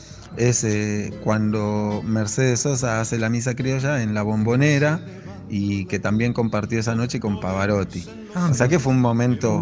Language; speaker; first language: Spanish; native; Spanish